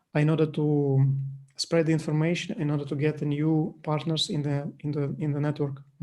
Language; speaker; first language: English; non-native, fluent; Russian